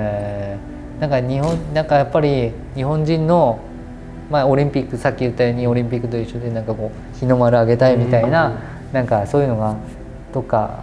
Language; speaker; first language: Japanese; native; Japanese